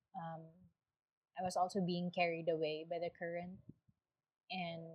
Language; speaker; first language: English; non-native, local second language; Waray